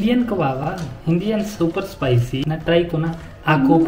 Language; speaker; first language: Filipino; non-native, learner; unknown